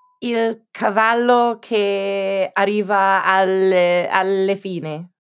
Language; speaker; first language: Italian; non-native, fluent; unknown